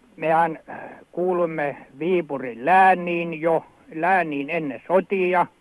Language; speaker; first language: Finnish; native; Finnish